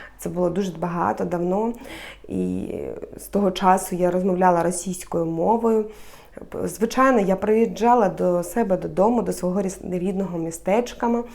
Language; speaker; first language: Ukrainian; native; Ukrainian